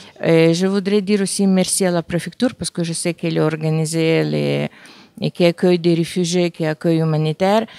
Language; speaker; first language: French; non-native, fluent; Ukrainian